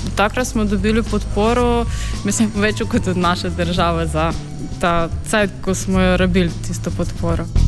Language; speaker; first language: Slovenian; non-native, fluent; Ukrainian